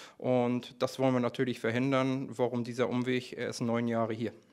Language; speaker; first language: German; native; German